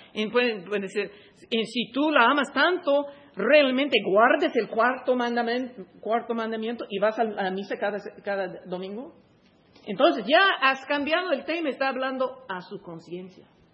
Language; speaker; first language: Spanish; non-native, fluent; English